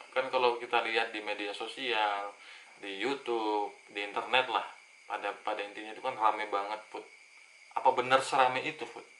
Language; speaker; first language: Indonesian; native; Indonesian